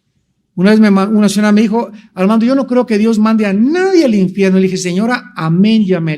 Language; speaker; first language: Spanish; native; Spanish